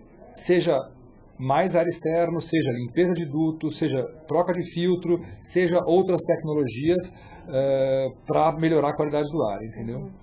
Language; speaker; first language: Portuguese; native; Portuguese